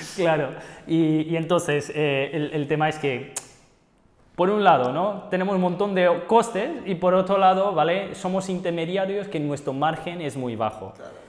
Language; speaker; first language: Spanish; non-native, fluent; Chinese